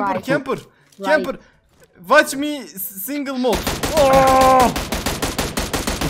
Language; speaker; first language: English; non-native, learner; Turkish